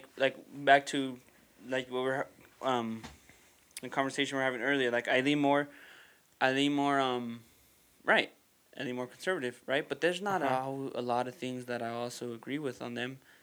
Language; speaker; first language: English; early bilingual, other home language; Spanish